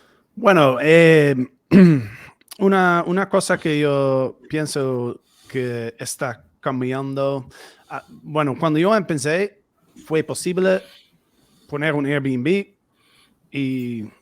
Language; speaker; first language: Spanish; non-native, fluent; Dutch